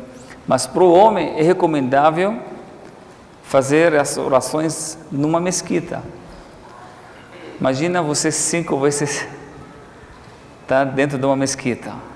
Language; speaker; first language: Portuguese; non-native, fluent; Arabic